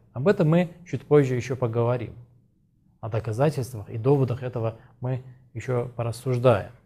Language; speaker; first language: Russian; non-native, local second language; Azerbaijani